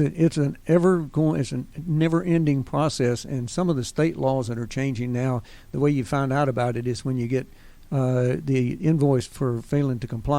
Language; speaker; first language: English; native; English